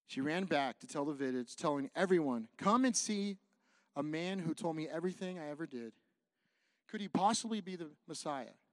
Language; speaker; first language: English; native; English